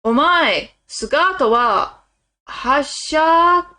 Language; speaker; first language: Japanese; non-native, learner; English